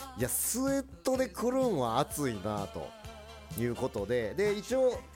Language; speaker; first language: Japanese; early bilingual, other home language; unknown